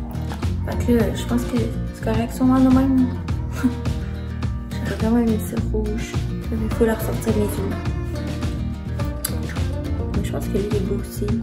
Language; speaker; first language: French; native; French